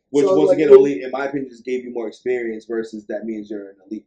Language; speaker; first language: English; native; English